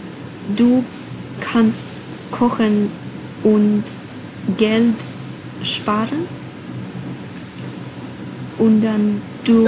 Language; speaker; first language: German; non-native, learner; English